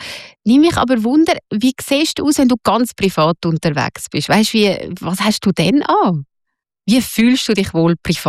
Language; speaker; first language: German; native; German